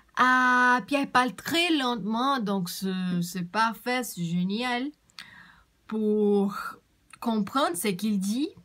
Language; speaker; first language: French; non-native, learner; Portuguese